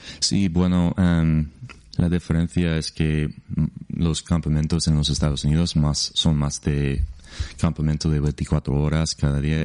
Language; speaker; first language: Spanish; non-native, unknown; English